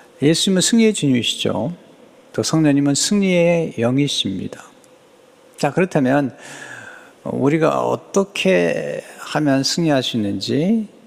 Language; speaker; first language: Korean; native; Korean